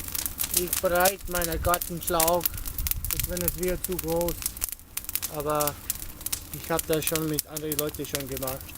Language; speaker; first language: German; non-native, learner; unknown